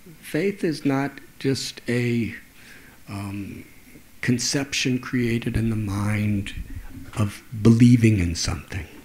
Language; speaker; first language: English; native; English